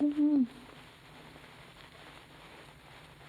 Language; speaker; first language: Korean; native; Korean